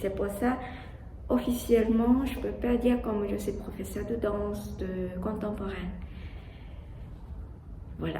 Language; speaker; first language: French; non-native, learner; Japanese